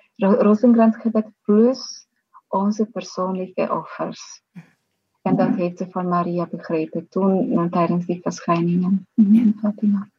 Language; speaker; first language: Dutch; non-native, fluent; Slovak